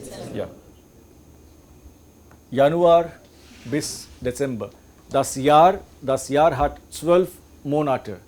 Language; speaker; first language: German; non-native, fluent; English